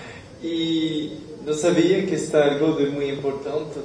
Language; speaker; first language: Spanish; non-native, learner; French